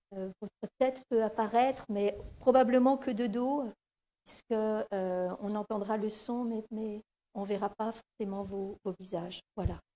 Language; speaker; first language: French; native; French